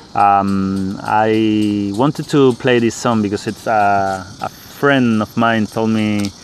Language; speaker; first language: English; non-native, fluent; Spanish